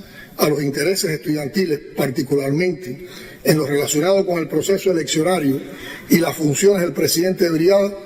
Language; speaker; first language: Spanish; native; Spanish